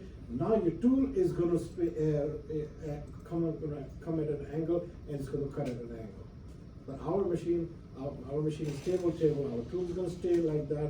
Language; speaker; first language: English; non-native, fluent; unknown